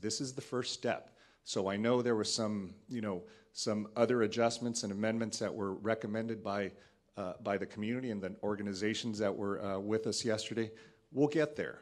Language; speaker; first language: English; early bilingual, other home language; Spanish